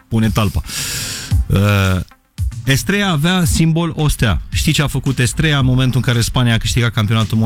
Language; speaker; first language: Romanian; native; Romanian